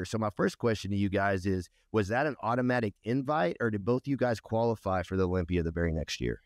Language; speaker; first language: English; native; English